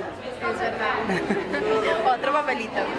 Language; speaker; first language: Spanish; native; Spanish